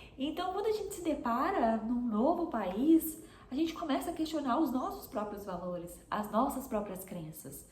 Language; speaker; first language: Portuguese; native; Portuguese